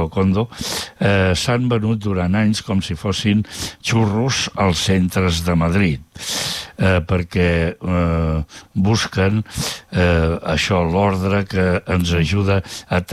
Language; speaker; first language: Catalan; native; Catalan